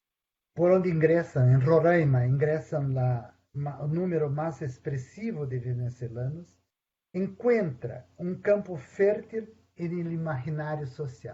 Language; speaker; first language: Spanish; non-native, fluent; Portuguese